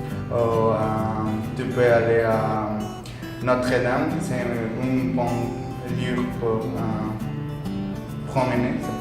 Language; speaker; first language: French; non-native, learner; Spanish